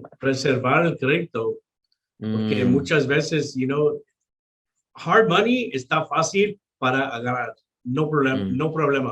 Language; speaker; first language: Spanish; non-native, local second language; English